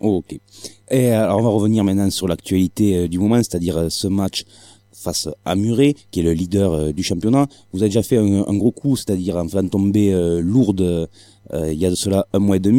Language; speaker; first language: French; native; French